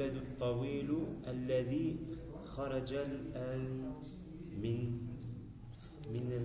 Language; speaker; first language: Arabic; non-native, learner; French